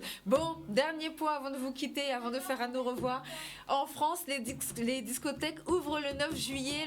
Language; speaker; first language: French; native; French